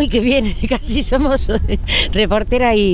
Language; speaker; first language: Spanish; native; Spanish